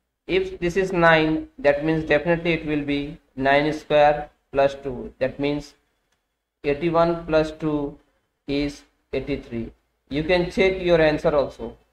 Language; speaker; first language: English; non-native, local second language; Hindi